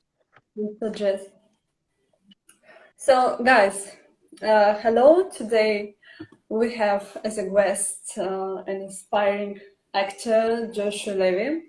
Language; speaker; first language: English; non-native, learner; Russian